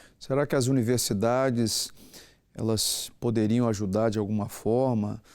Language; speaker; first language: Portuguese; native; Portuguese